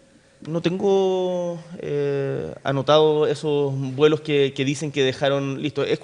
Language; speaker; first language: Spanish; native; Spanish